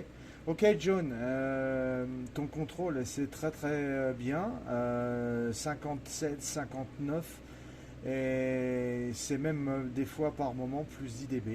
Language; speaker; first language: French; native; French